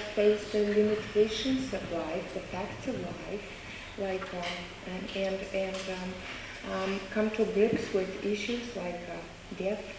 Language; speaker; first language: English; non-native, fluent; Bulgarian